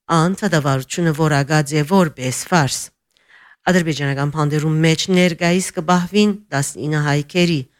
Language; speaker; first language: Armenian; early bilingual, heritage; Armenian